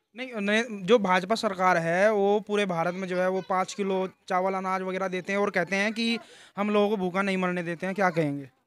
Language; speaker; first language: Hindi; native; Hindi